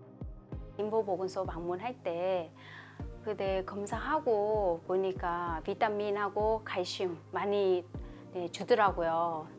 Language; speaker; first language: Korean; non-native, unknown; Vietnamese